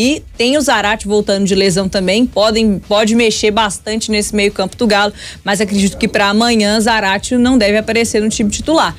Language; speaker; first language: Portuguese; native; Portuguese